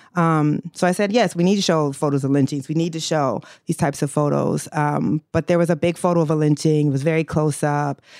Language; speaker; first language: English; native; English